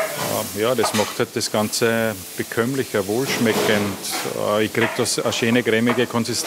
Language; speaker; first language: German; native; German